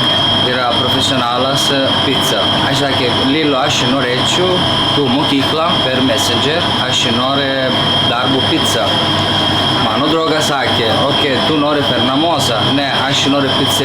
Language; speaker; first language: Lithuanian; non-native, learner; Italian